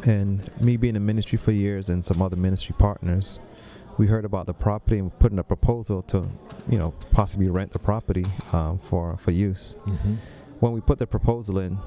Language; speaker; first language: English; native; English